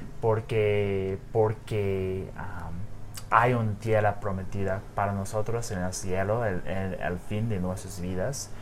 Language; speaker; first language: Spanish; non-native, learner; English